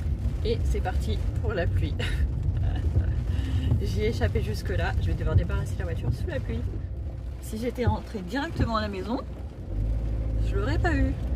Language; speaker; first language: French; native; French